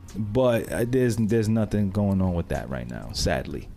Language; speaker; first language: English; native; English